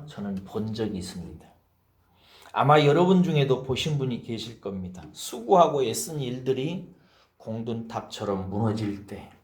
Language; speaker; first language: Korean; native; Korean